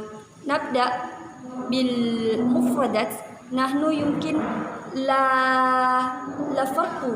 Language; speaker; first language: Arabic; non-native, learner; Indonesian